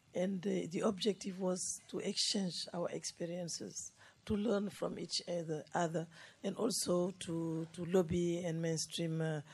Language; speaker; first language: English; non-native, fluent; Wolof